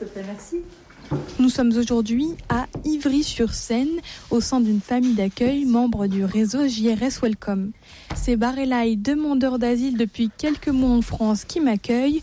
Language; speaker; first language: French; native; French